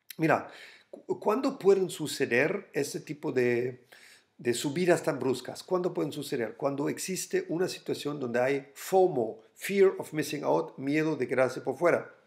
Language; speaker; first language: Spanish; non-native, fluent; German